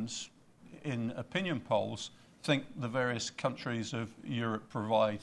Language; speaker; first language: English; native; English